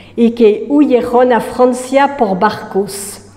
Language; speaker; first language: Spanish; non-native, fluent; French